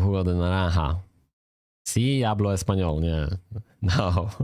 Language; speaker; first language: Spanish; non-native, learner; Polish